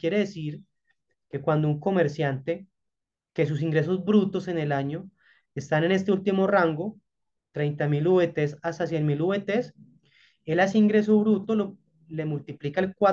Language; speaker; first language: Spanish; native; Spanish